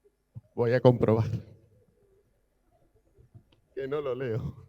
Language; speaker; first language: Spanish; native; Spanish